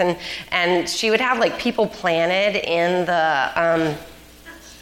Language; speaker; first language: English; native; English